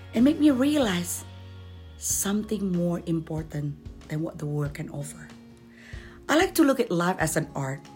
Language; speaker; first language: English; non-native, fluent; Indonesian